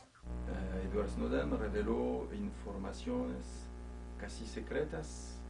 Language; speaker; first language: Spanish; non-native, fluent; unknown